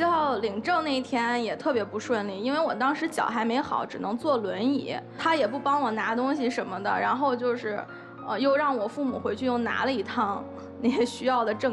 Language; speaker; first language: Chinese; native; Chinese